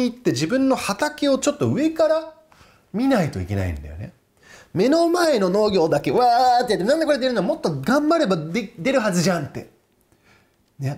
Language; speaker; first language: Japanese; non-native, fluent; English